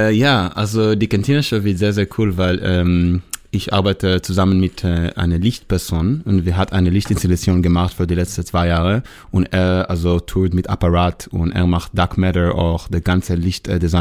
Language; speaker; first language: German; non-native, learner; Hebrew